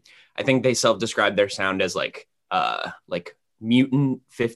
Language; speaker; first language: English; native; English